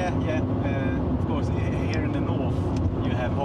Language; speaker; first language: English; non-native, fluent; Swedish